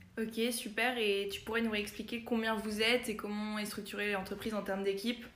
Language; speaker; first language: French; native; French